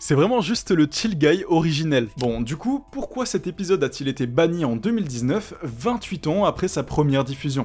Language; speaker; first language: French; native; French